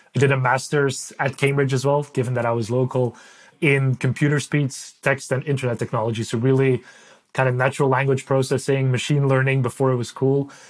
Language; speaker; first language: English; non-native, fluent; Dutch